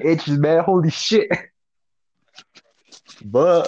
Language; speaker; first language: English; non-native, fluent; Spanish